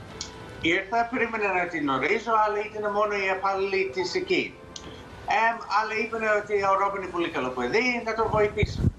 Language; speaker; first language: Greek; non-native, fluent; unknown